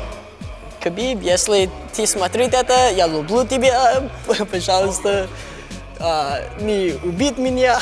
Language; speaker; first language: Russian; non-native, learner; English